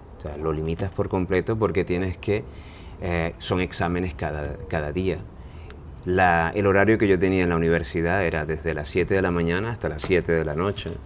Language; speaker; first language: Spanish; native; Spanish